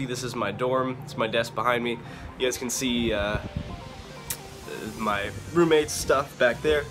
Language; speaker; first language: English; native; English